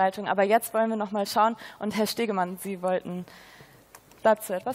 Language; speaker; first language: German; native; German